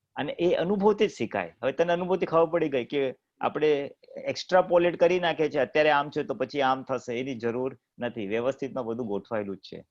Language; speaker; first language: Gujarati; native; Gujarati